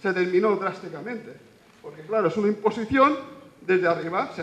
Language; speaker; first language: Spanish; non-native, local second language; Catalan